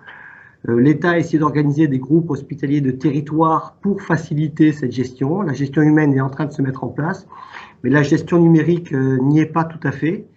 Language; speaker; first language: French; native; French